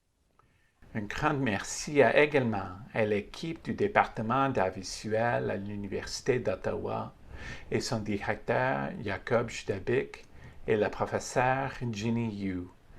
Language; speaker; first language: French; native; French